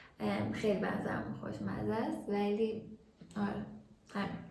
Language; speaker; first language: Persian; native; Persian